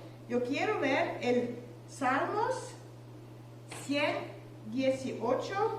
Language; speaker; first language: Spanish; non-native, learner; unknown